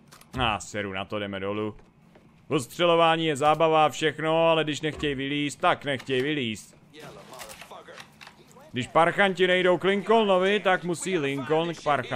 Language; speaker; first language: Czech; native; Czech